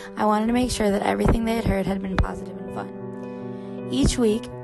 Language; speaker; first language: English; native; English